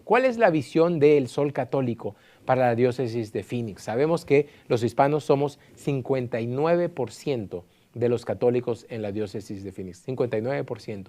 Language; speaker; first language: Spanish; native; Spanish